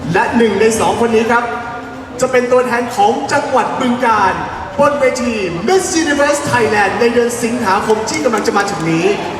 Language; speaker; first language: Thai; native; Thai